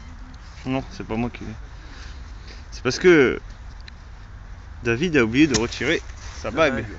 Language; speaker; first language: French; native; French